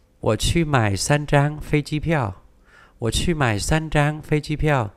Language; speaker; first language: Chinese; non-native, fluent; Vietnamese